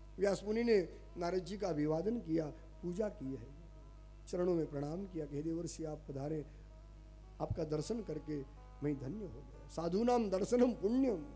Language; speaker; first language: Hindi; non-native, local second language; Gujarati